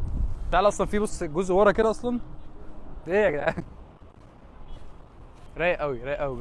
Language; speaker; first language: Arabic; native; Arabic